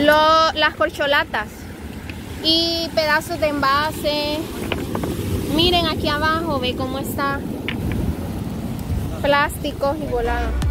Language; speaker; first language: Spanish; native; Spanish